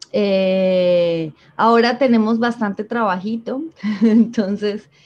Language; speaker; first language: Spanish; native; Spanish